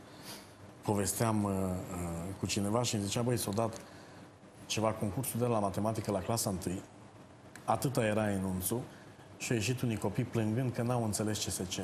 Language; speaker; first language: Romanian; native; Romanian